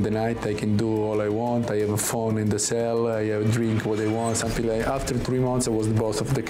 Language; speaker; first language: English; non-native, learner; Italian